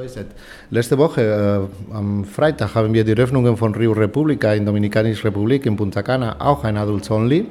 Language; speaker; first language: German; non-native, fluent; Spanish